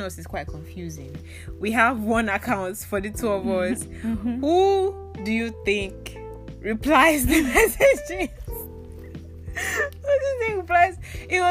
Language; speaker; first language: English; non-native, local second language; Yoruba